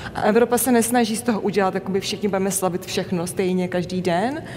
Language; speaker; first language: Czech; native; Czech